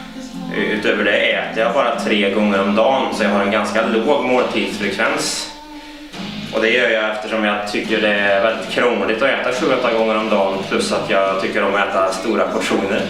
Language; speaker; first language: Swedish; native; Swedish